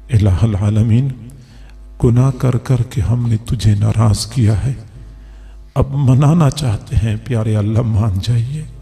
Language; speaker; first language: Urdu; non-native, local second language; Punjabi